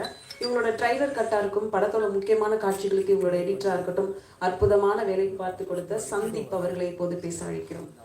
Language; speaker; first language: Tamil; native; Tamil